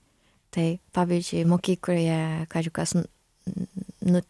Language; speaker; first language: Lithuanian; non-native, learner; Japanese